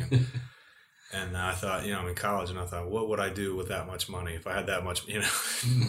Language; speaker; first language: English; native; English